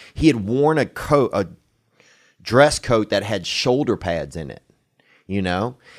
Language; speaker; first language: English; native; English